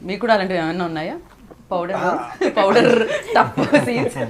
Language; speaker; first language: Telugu; native; Telugu